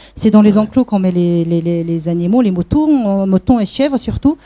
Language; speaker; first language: French; non-native, fluent; Mongolian